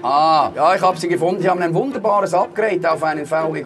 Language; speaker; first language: German; native; German